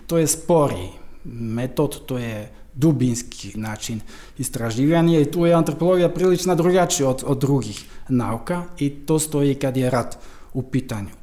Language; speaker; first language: Croatian; non-native, fluent; Dutch